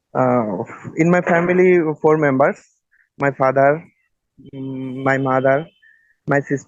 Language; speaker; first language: English; non-native, learner; Bangla